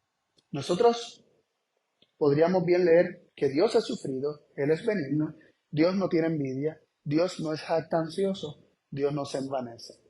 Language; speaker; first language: Spanish; native; Spanish